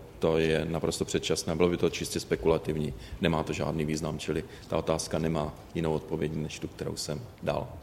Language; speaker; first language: Czech; native; Czech